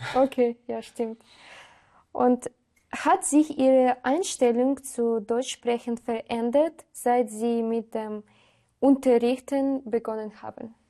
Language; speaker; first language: German; non-native, learner; Russian